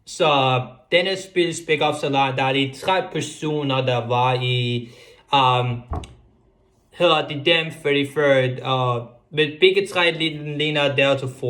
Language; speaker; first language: Danish; non-native, local second language; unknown